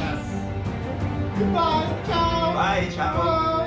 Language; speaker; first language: English; non-native, fluent; Filipino